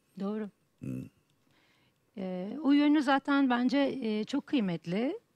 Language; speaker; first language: Turkish; early bilingual, heritage; Turkish